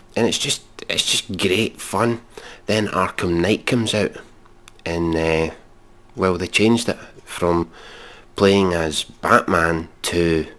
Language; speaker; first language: English; native; English